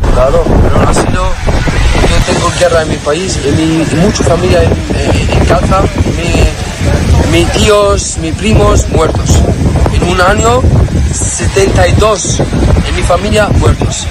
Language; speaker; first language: Spanish; non-native, learner; Arabic